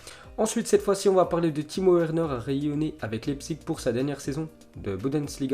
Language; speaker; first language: French; native; French